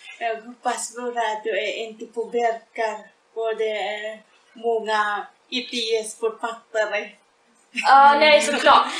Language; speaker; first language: Swedish; native; Swedish